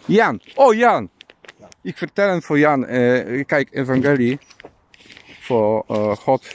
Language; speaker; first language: Dutch; non-native, learner; Polish